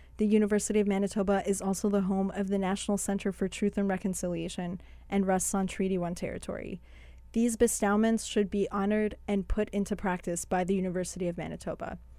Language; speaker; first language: English; early bilingual, other home language; Persian